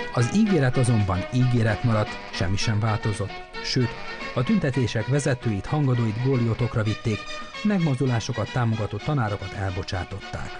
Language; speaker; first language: Hungarian; native; Hungarian